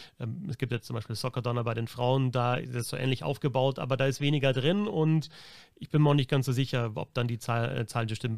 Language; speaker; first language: German; native; German